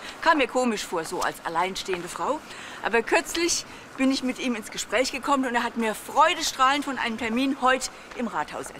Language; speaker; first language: German; native; German